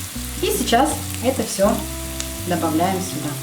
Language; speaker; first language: Russian; native; Russian